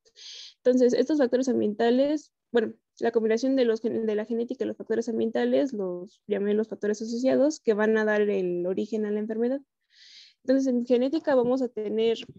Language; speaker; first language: Spanish; native; Spanish